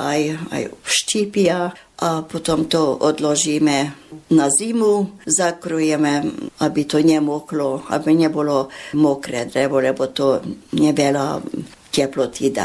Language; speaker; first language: Slovak; early bilingual, heritage; Slovak